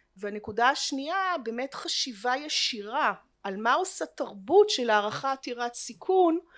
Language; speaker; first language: Hebrew; native; Hebrew